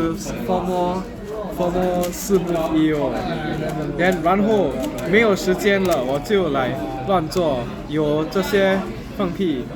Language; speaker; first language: Chinese; non-native, learner; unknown